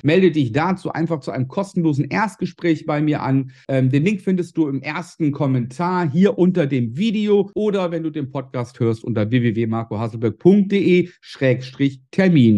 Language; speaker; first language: German; native; German